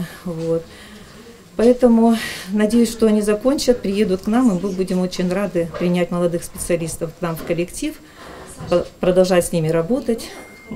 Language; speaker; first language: Russian; native; Russian